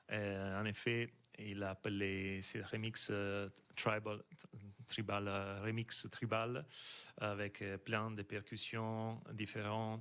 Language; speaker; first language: French; non-native, fluent; Italian